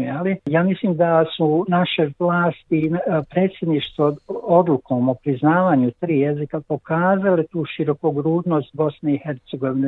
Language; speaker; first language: Croatian; native; Croatian